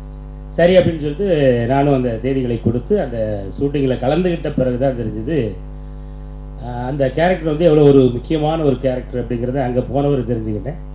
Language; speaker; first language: Tamil; native; Tamil